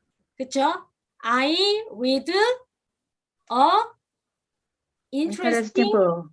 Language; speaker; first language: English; non-native, fluent; Korean